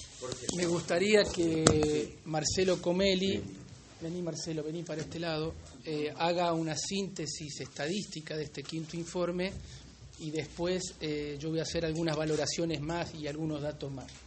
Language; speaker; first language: Spanish; native; Spanish